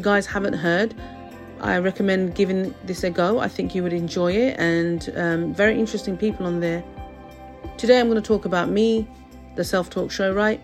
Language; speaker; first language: English; native; English